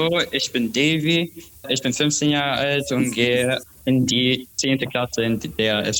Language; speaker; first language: German; non-native, learner; Albanian